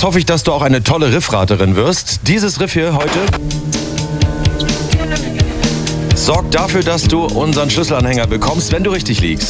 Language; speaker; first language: German; native; German